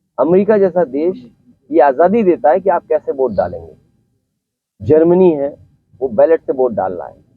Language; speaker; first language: Hindi; native; Hindi